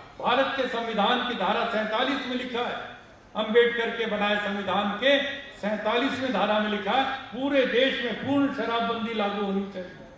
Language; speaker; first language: Hindi; non-native, local second language; Telugu